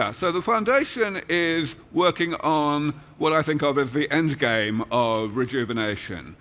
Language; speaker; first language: English; native; English